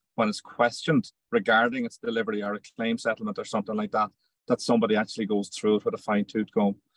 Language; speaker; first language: English; native; English